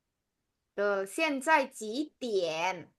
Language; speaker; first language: Chinese; non-native, fluent; Indonesian